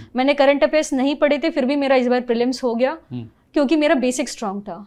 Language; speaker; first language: Hindi; non-native, local second language; Marathi